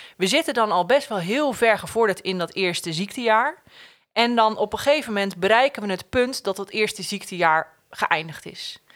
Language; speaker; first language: Dutch; native; Dutch